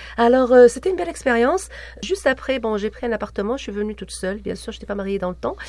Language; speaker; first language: French; non-native, local second language; Arabic